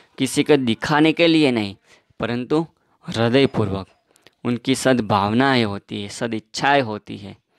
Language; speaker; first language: Hindi; non-native, local second language; Gujarati